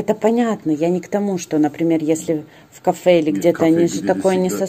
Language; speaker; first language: Russian; native; Russian